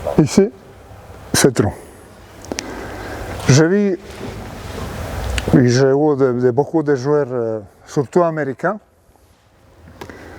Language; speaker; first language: French; non-native, learner; Serbian